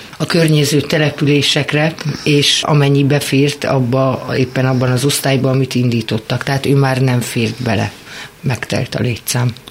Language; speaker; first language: Hungarian; native; Hungarian